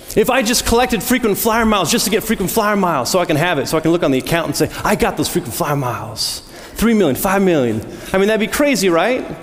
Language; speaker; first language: English; native; English